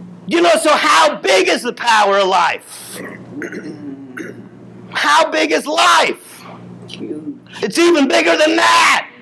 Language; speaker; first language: English; native; English